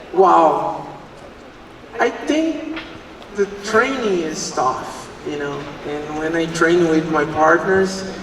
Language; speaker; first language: English; non-native, learner; Portuguese